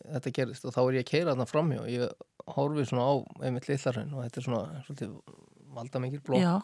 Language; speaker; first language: Icelandic; native; Icelandic